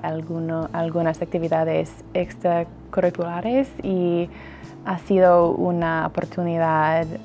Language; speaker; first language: Spanish; non-native, fluent; English